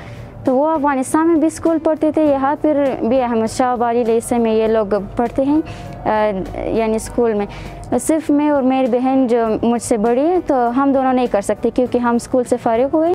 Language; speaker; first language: Hindi; non-native, learner; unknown